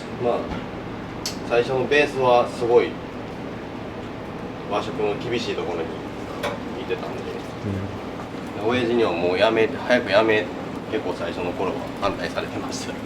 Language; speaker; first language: Japanese; native; Japanese